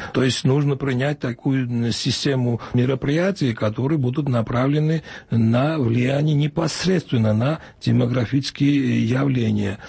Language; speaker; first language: Russian; non-native, local second language; Georgian